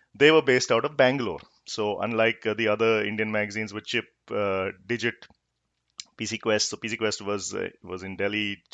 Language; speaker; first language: English; non-native, local second language; Hindi